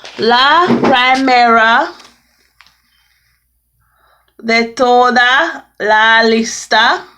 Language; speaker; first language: Spanish; non-native, learner; English